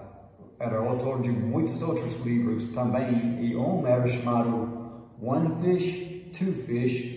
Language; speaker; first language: Portuguese; non-native, fluent; English